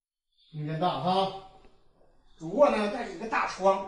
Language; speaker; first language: Chinese; native; Chinese